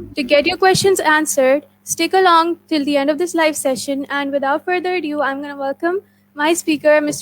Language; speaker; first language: English; non-native, local second language; Urdu